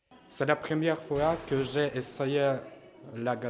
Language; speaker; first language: French; non-native, learner; Ukrainian